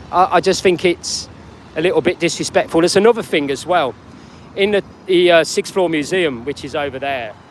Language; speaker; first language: English; native; English